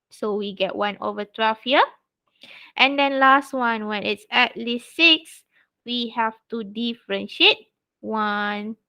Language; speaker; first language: English; non-native, local second language; Malay